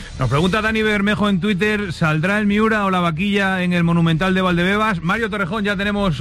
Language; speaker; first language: Spanish; native; Spanish